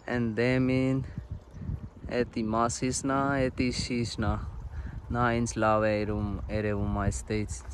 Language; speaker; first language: Armenian; non-native, learner; Hindi